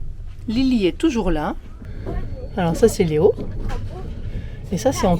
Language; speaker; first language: French; native; French